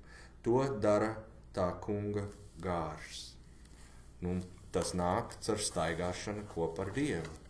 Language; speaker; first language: Latvian; non-native, learner; English